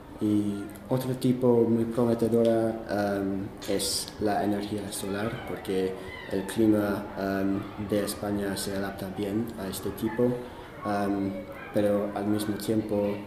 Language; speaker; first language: Spanish; non-native, fluent; English